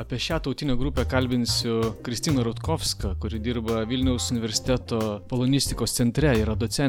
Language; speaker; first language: Lithuanian; native; Lithuanian